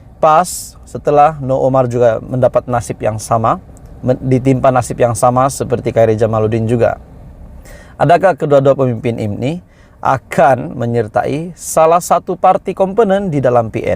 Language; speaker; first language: Malay; native; Malay